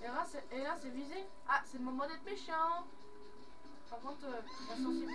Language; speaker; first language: French; native; French